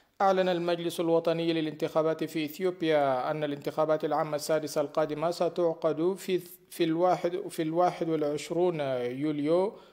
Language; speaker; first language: Arabic; non-native, fluent; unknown